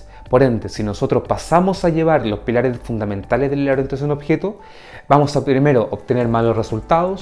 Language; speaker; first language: Spanish; native; Spanish